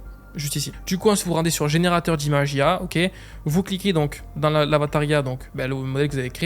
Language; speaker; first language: French; native; French